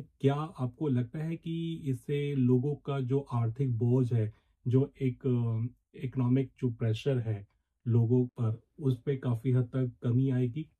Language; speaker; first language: Hindi; native; Hindi